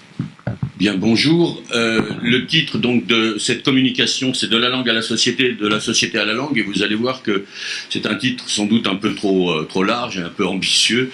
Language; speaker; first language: French; native; French